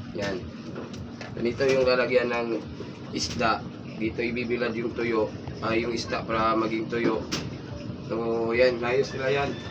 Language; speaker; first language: Filipino; non-native, local second language; Cebuano